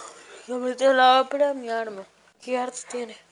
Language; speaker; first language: Spanish; native; Spanish